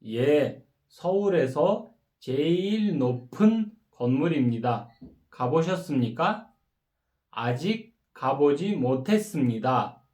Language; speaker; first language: Korean; non-native, fluent; Kyrgyz